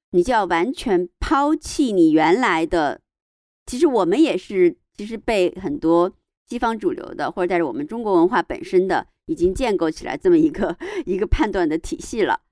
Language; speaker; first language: Chinese; native; Chinese